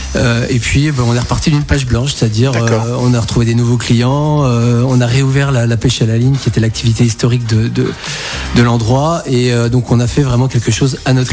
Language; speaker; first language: French; native; French